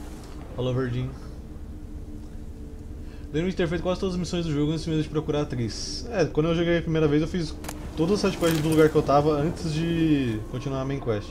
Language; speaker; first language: Portuguese; native; Portuguese